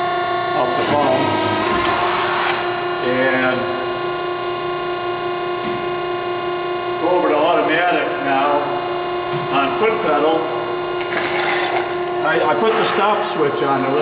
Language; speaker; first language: English; native; English